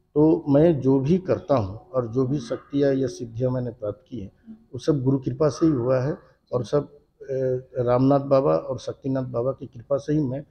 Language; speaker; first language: Hindi; non-native, local second language; Bangla